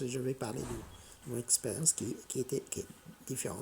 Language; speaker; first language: French; non-native, local second language; Arabic